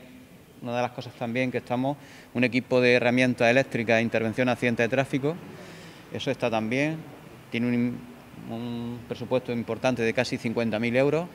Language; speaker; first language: Spanish; native; Spanish